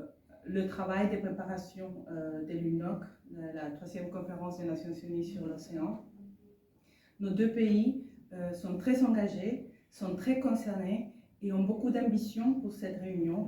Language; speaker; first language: French; non-native, fluent; Spanish